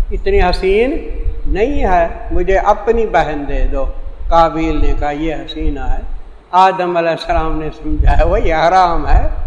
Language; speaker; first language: Urdu; native; Urdu